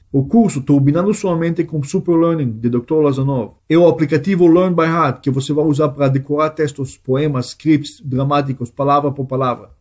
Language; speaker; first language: Portuguese; non-native, fluent; Hebrew